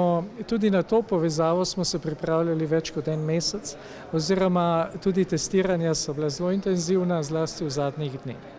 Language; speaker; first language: Slovenian; native; Slovenian